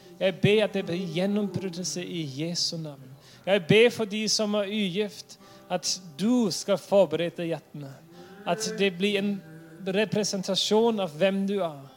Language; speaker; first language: Norwegian; non-native, fluent; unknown